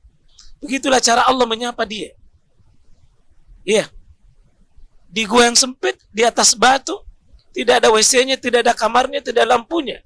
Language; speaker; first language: Indonesian; native; Indonesian